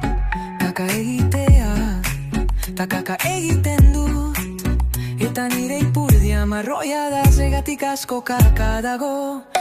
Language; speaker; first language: Basque; non-native, local second language; Spanish